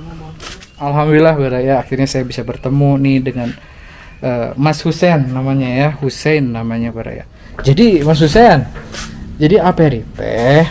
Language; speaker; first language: Indonesian; non-native, local second language; Sundanese